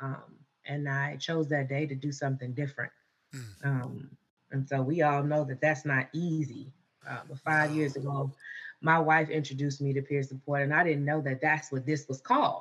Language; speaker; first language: English; native; English